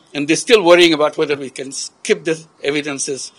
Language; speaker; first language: English; non-native, local second language; Bangla